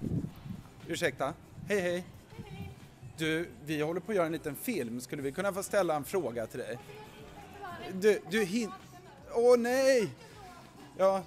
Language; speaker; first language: Swedish; native; Swedish